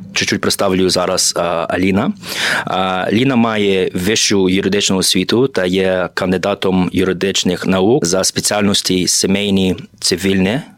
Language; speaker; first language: Ukrainian; early bilingual, heritage; Ukrainian